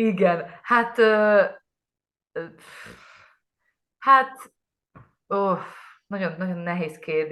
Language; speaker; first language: Hungarian; non-native, learner; Polish